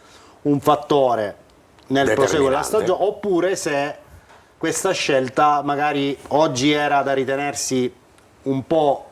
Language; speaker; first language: Italian; native; Italian